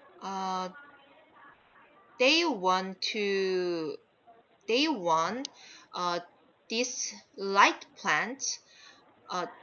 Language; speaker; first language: English; non-native, fluent; Korean